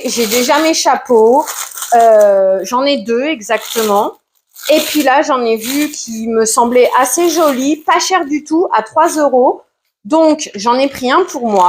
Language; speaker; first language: French; native; French